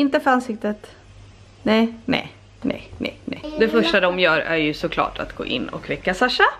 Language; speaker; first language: Swedish; native; Swedish